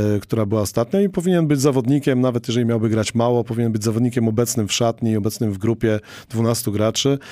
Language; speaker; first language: Polish; native; Polish